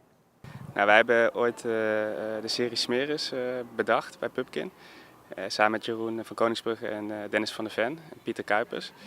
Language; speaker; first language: Dutch; native; Dutch